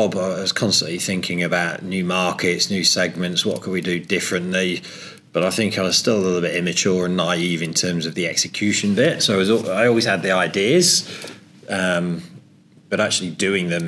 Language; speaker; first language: English; native; English